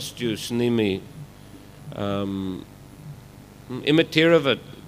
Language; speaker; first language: Russian; non-native, fluent; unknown